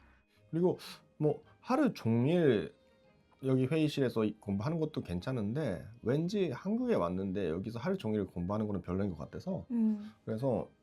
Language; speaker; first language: Korean; non-native, fluent; Japanese